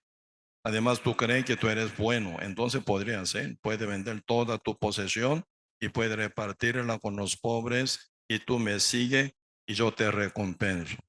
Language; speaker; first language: Spanish; non-native, learner; Korean